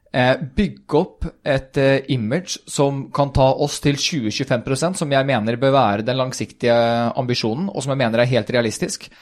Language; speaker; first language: Norwegian; early bilingual, other home language; Swedish